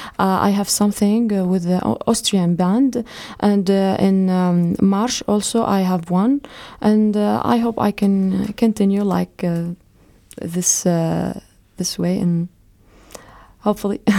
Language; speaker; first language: English; non-native, fluent; Arabic